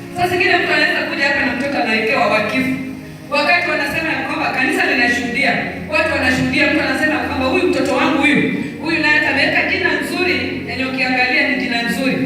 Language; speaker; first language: Swahili; non-native, local second language; Luyia